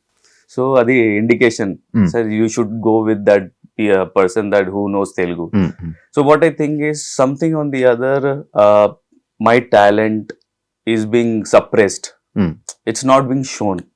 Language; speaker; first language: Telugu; non-native, learner; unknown